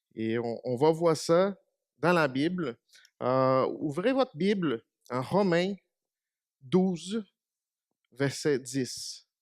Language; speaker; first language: French; non-native, fluent; Portuguese